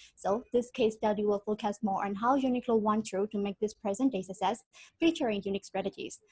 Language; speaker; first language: English; non-native, fluent; Burmese